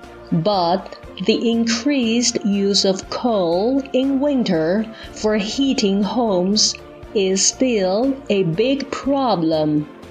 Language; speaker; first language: English; non-native, fluent; Chinese